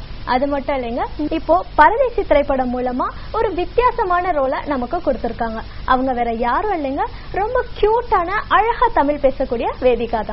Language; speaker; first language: Tamil; native; Tamil